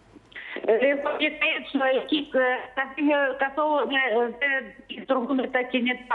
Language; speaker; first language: Greek; non-native, fluent; Russian